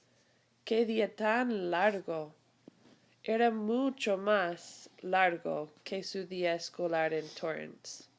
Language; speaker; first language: Spanish; non-native, fluent; English